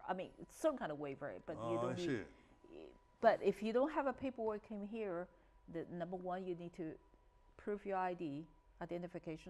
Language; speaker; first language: English; non-native, fluent; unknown